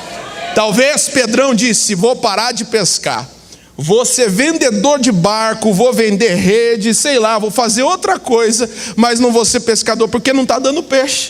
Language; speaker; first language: Portuguese; native; Portuguese